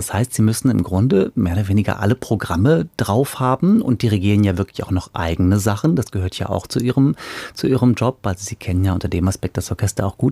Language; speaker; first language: German; native; German